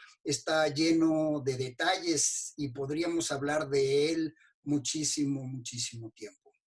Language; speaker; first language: Spanish; native; Spanish